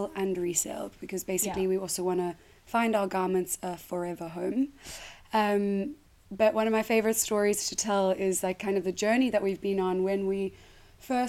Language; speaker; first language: English; native; English